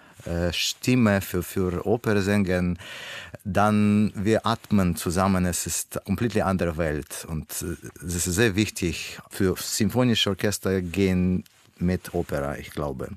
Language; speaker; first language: German; non-native, learner; Russian